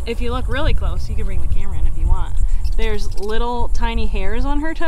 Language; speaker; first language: English; native; English